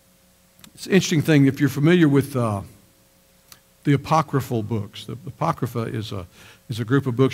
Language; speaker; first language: English; native; English